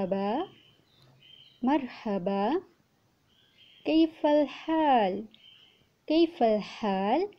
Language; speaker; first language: Arabic; non-native, fluent; Urdu